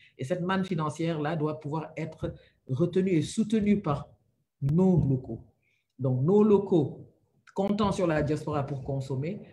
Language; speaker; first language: French; non-native, local second language; Wolof